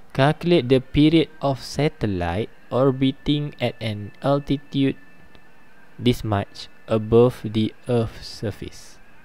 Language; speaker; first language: English; non-native, local second language; Malay